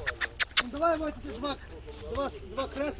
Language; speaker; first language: Russian; non-native, learner; Tajik